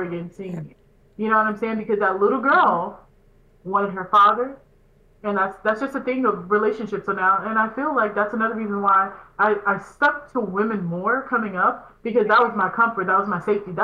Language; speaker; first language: English; native; English